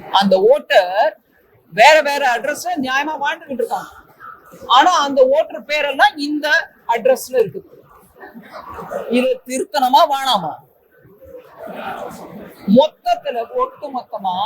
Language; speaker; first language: Tamil; native; Tamil